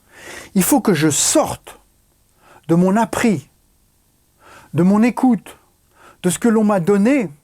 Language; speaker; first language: French; native; French